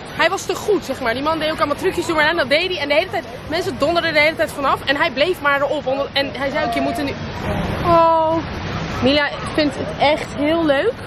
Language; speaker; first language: Dutch; early bilingual, other home language; Russian